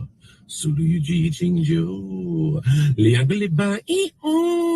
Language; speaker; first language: Chinese; non-native, learner; English